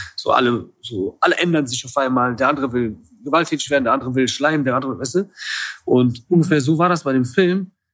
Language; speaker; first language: German; early bilingual, other home language; Kurdish